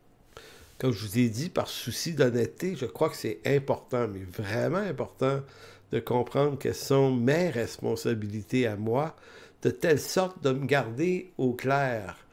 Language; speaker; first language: French; native; French